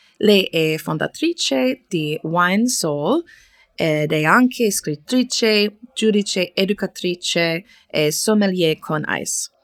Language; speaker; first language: Italian; non-native, fluent; English